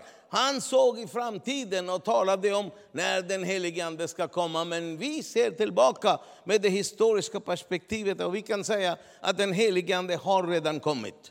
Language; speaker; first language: Swedish; non-native, fluent; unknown